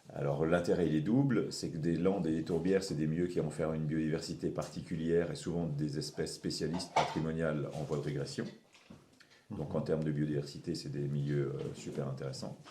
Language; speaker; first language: French; native; French